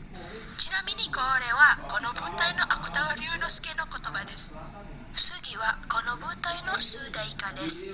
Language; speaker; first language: Japanese; non-native, fluent; Indonesian